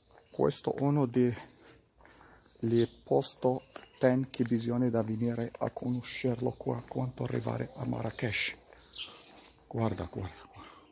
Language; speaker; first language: Italian; non-native, learner; Arabic